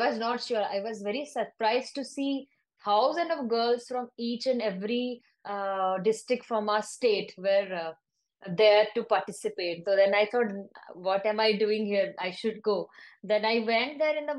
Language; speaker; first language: English; non-native, local second language; Odia